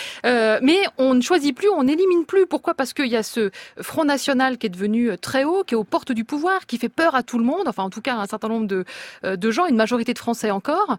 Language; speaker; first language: French; native; French